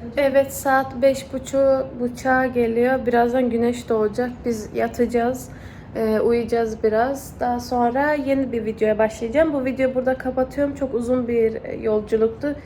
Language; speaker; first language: Turkish; early bilingual, heritage; Turkish